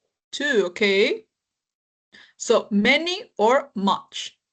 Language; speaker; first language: English; non-native, fluent; Spanish